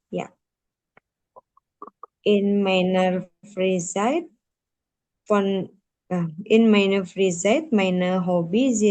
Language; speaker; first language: German; non-native, learner; Indonesian